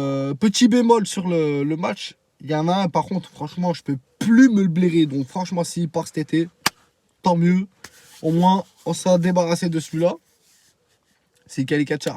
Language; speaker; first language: French; native; French